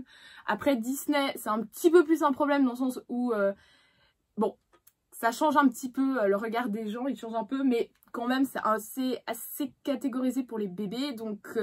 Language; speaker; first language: French; native; French